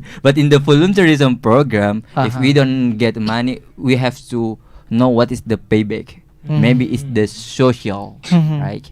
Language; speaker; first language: English; non-native, learner; Indonesian